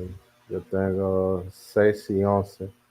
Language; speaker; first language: Spanish; non-native, learner; English